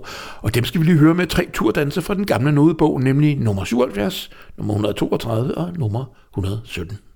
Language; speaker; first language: Danish; native; Danish